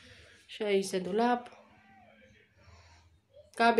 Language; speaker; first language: Romanian; non-native, learner; Filipino